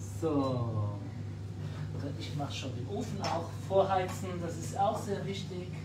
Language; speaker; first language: German; non-native, local second language; Luxembourgish